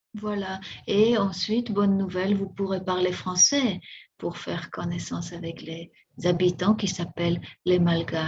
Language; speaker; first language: French; non-native, fluent; Spanish